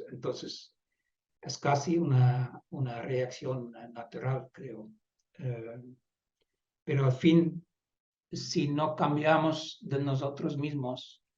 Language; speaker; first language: Spanish; non-native, fluent; Dutch